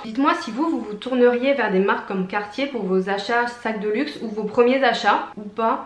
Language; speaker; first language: French; native; French